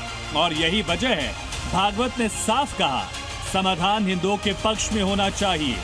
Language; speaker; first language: Hindi; native; Hindi